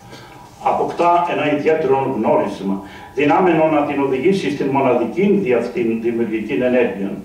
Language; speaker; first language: Greek; native; Greek